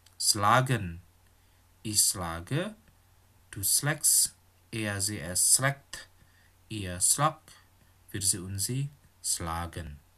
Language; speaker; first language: German; non-native, fluent; Indonesian